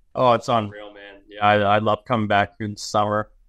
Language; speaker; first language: English; native; English